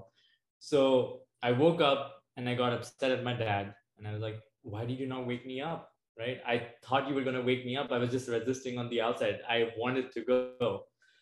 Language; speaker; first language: English; non-native, local second language; Hindi